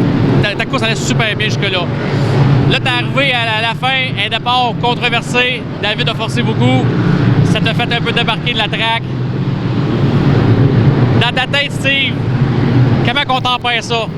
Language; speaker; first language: French; native; French